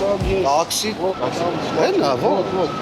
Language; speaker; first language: Russian; non-native, fluent; Armenian